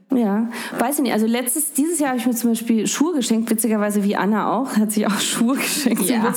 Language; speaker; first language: German; native; German